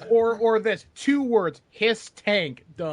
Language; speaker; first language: English; native; English